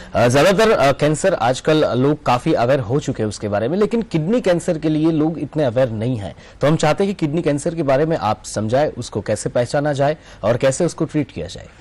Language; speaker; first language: Hindi; non-native, local second language; Gujarati